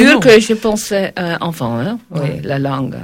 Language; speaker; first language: French; non-native, learner; Dutch